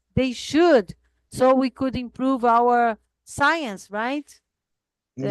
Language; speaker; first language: English; non-native, fluent; Portuguese